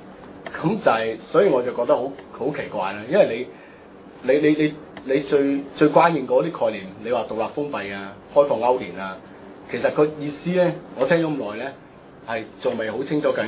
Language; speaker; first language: Chinese; non-native, local second language; Cantonese